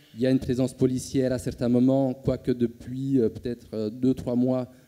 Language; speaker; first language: French; native; French